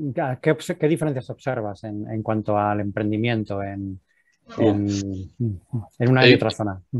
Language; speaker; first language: Spanish; native; Spanish